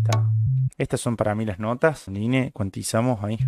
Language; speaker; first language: Spanish; native; Spanish